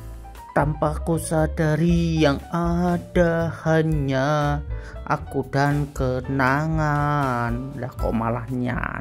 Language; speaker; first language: Indonesian; native; Indonesian